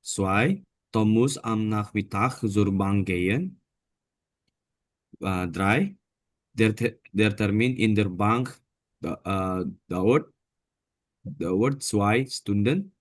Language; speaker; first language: German; non-native, learner; Indonesian